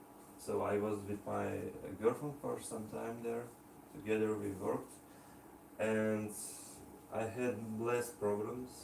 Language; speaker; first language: English; non-native, learner; Russian